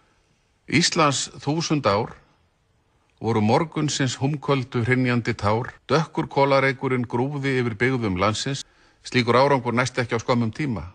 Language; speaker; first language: Icelandic; native; Icelandic